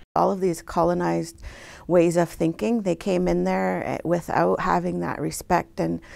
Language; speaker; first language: English; native; English